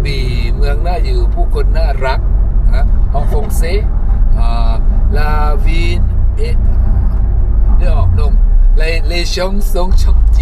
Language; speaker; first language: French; non-native, learner; Thai